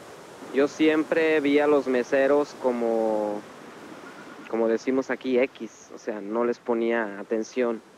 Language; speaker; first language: Spanish; native; Spanish